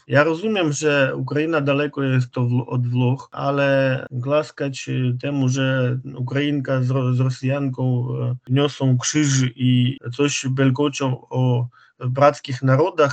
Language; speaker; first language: Polish; non-native, fluent; Ukrainian